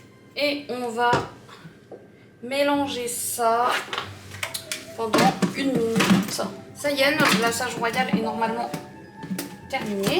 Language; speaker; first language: French; native; French